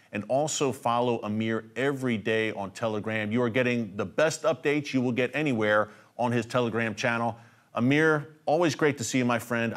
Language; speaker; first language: English; native; English